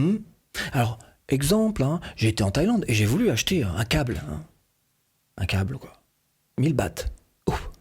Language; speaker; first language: French; native; French